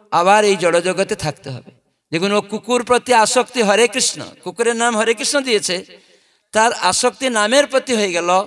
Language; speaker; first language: Bangla; non-native, fluent; Odia